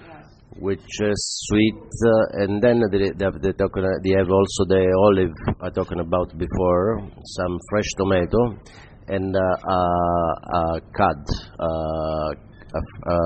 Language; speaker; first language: English; non-native, fluent; Italian